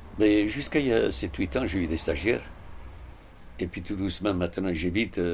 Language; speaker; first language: French; non-native, fluent; Italian